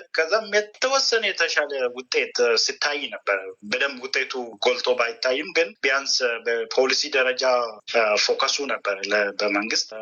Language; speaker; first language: Amharic; non-native, local second language; Oromo